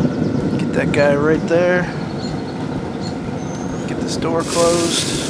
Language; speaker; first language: English; native; English